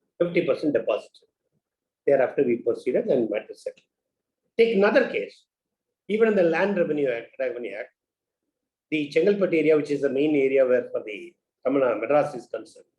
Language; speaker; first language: English; non-native, local second language; Tamil